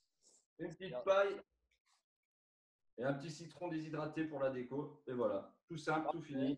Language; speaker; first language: French; native; French